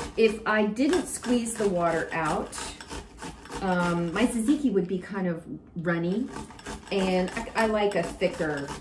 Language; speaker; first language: English; native; English